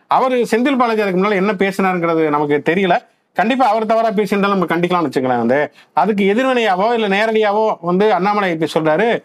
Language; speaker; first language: Tamil; native; Tamil